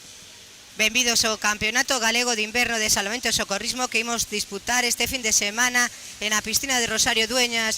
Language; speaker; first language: Galician; non-native, local second language; Spanish